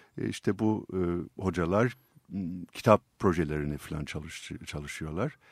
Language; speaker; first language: Turkish; non-native, fluent; English